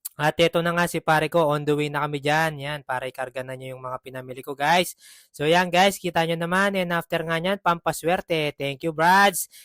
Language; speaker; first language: Filipino; native; Filipino